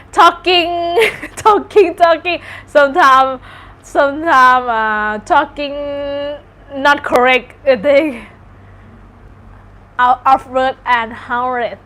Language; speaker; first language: English; non-native, learner; Thai